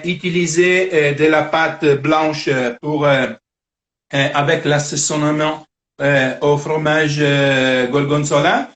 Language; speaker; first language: French; non-native, fluent; Italian